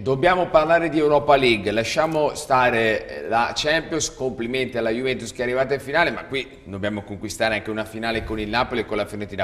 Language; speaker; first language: Italian; native; Italian